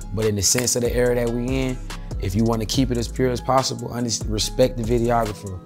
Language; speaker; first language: English; native; English